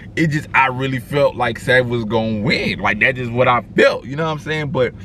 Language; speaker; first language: English; native; English